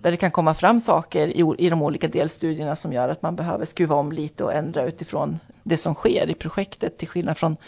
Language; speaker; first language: Swedish; native; Swedish